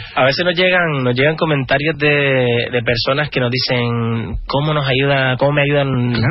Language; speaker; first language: Spanish; native; Spanish